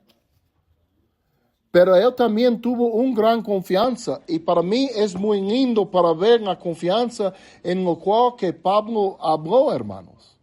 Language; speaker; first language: Spanish; non-native, fluent; English